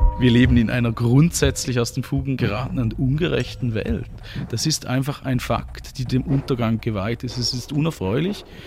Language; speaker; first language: German; native; German